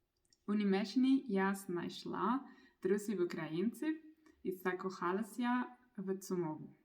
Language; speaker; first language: Ukrainian; non-native, learner; Spanish